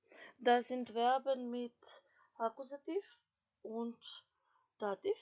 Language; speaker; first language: German; non-native, fluent; Macedonian